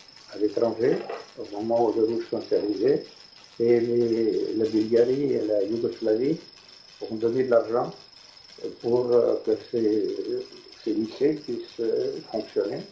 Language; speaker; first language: French; non-native, fluent; Russian